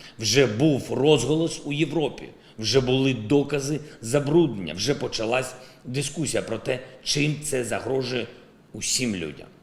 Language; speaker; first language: Ukrainian; non-native, local second language; Russian